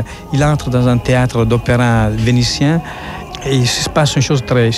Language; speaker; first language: French; non-native, fluent; Italian